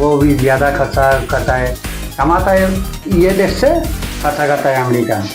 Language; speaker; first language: Hindi; non-native, local second language; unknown